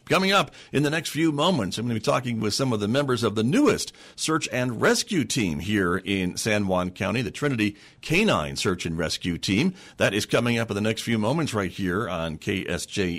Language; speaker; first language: English; native; English